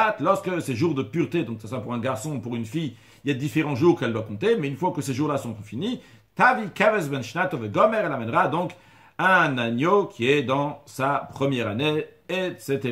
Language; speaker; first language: French; native; French